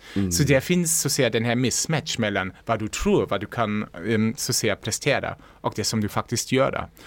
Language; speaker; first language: Swedish; non-native, fluent; German